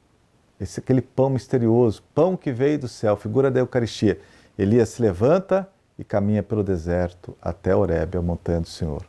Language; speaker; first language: Portuguese; native; Portuguese